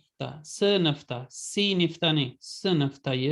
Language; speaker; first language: Turkish; non-native, fluent; Urdu